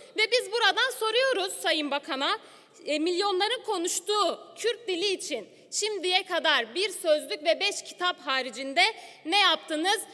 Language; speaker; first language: Turkish; non-native, local second language; Kurdish